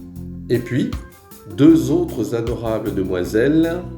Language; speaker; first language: French; native; French